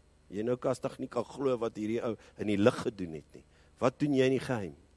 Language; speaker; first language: Afrikaans; early bilingual, heritage; Afrikaans